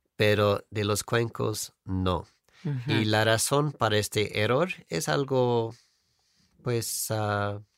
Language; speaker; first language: Spanish; non-native, fluent; English